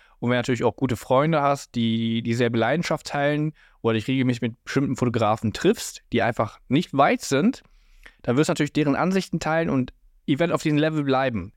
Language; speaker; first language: German; native; German